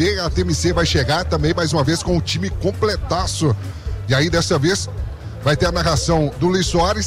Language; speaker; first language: Portuguese; native; Portuguese